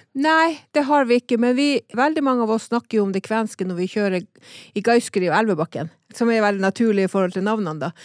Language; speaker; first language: Norwegian; native; Norwegian